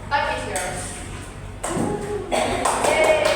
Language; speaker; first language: English; non-native, learner; Indonesian